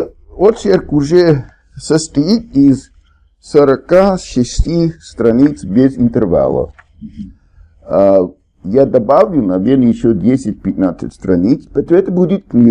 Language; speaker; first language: Russian; non-native, fluent; English